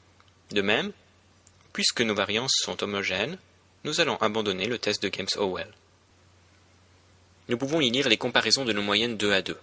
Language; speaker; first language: French; native; French